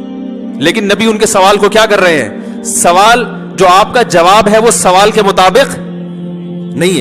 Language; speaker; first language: Urdu; native; Urdu